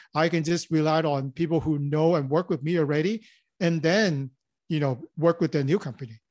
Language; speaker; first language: English; non-native, local second language; Cantonese